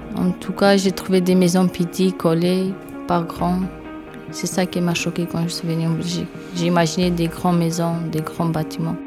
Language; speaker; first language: French; non-native, learner; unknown